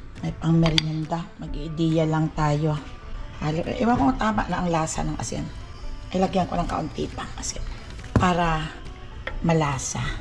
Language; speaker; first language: Filipino; non-native, local second language; Cebuano